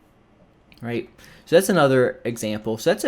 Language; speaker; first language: English; native; English